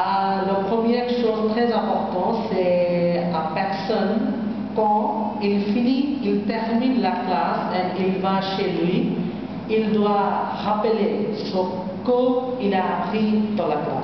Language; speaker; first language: French; non-native, learner; Bangla